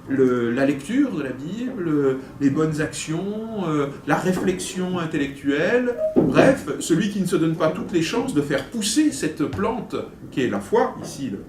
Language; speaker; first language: French; native; French